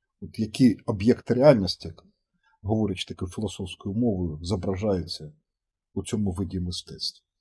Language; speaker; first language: Ukrainian; native; Ukrainian